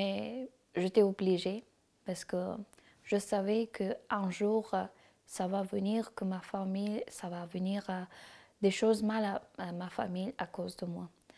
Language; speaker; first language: French; non-native, learner; Persian